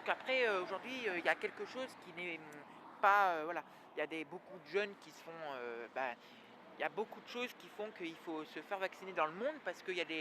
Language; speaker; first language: French; native; French